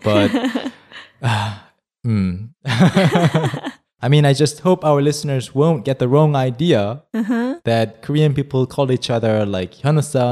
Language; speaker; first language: English; non-native, fluent; Korean